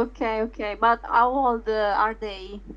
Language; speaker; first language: English; non-native, fluent; Italian